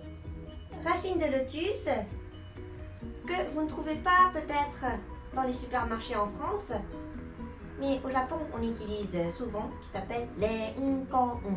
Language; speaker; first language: French; non-native, fluent; Japanese